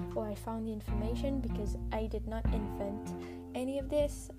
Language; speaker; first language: English; non-native, fluent; French